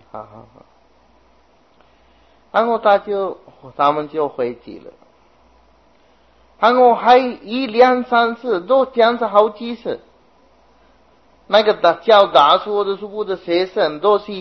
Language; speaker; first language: Chinese; non-native, fluent; Sinhala